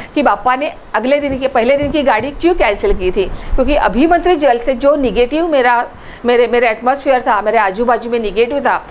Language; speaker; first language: Hindi; non-native, local second language; Marathi